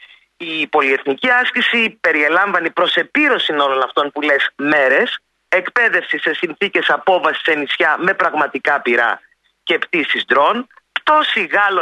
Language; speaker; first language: Greek; native; Greek